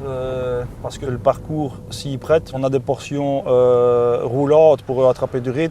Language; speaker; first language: French; native; French